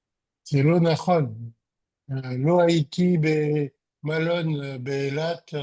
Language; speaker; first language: Hebrew; non-native, learner; French